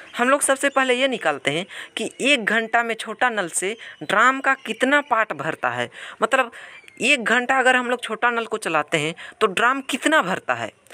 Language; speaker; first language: Hindi; native; Hindi